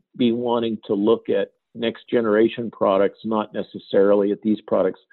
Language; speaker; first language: English; native; English